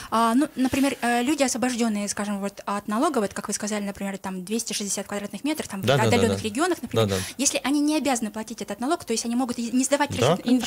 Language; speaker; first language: Russian; non-native, local second language; Kyrgyz